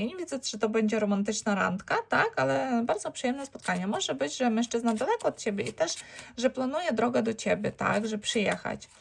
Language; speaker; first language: Polish; non-native, learner; Ukrainian